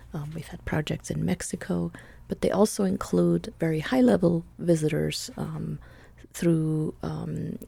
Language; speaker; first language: English; non-native, fluent; Spanish